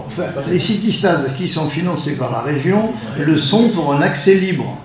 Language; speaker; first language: French; native; French